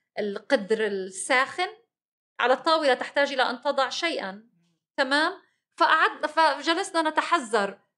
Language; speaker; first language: Arabic; native; Arabic